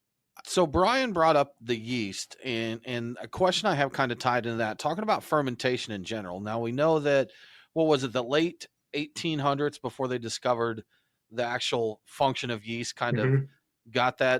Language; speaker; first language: English; native; English